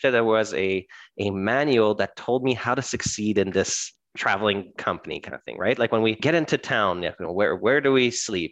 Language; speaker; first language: English; early bilingual, other home language; French